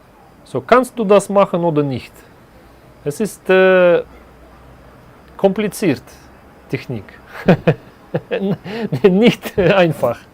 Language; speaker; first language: German; non-native, learner; Russian